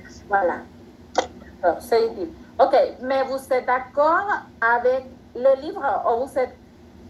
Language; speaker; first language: French; non-native, fluent; Spanish